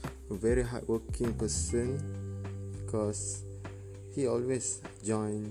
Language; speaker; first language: English; non-native, learner; Malay